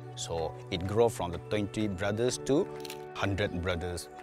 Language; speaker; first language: English; non-native, local second language; Manipuri